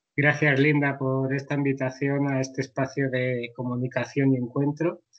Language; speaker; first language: Spanish; native; Spanish